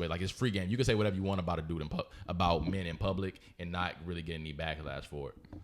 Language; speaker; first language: English; native; English